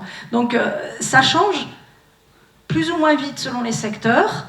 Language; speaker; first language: French; native; French